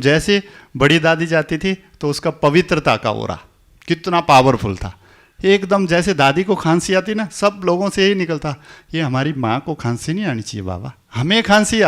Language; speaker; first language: Hindi; native; Hindi